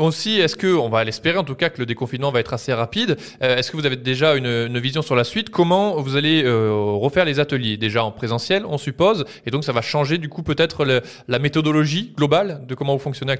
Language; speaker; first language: French; native; French